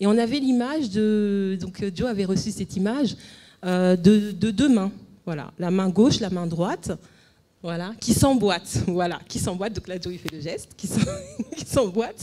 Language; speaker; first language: French; native; French